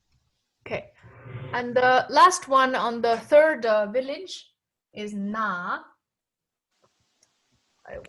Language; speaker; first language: English; non-native, fluent; Tibetan